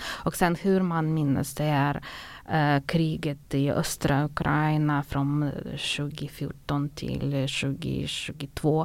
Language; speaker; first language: Swedish; non-native, fluent; Ukrainian